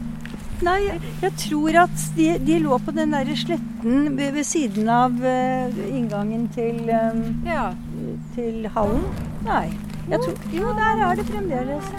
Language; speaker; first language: Norwegian; native; Norwegian